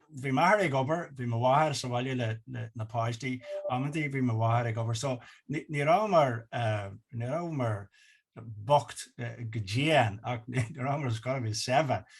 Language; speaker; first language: Irish; non-native, local second language; English